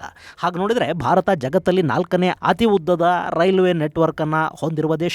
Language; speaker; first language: Kannada; native; Kannada